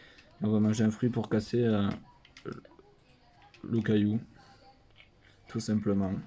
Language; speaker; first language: French; native; French